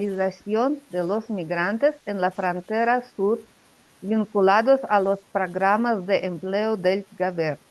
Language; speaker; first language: Spanish; non-native, learner; Russian